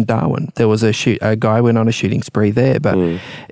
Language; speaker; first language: English; native; English